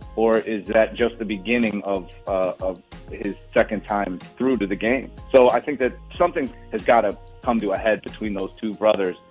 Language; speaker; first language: English; native; English